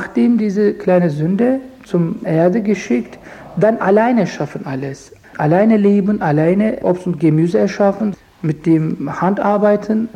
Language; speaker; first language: German; non-native, learner; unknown